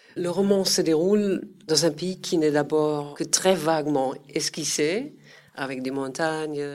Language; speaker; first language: French; non-native, fluent; German